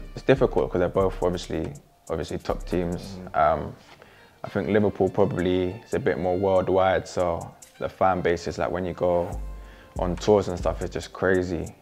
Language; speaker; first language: English; native; English